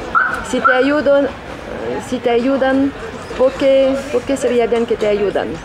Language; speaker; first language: Spanish; non-native, fluent; French